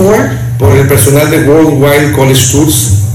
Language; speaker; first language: Spanish; native; Spanish